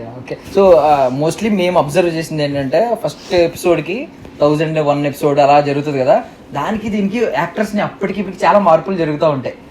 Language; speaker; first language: Telugu; native; Telugu